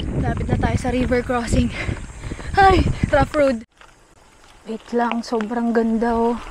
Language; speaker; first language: Filipino; native; Filipino